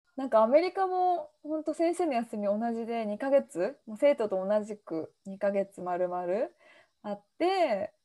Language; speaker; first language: Japanese; native; Japanese